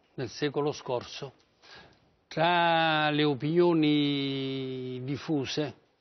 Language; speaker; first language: Italian; native; Italian